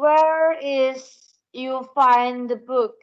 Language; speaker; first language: English; non-native, learner; Indonesian